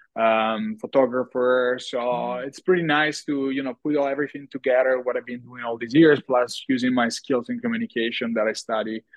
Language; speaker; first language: English; non-native, fluent; Italian